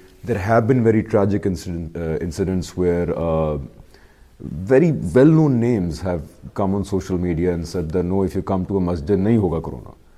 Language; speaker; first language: English; non-native, local second language; Urdu